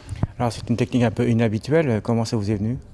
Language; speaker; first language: French; native; French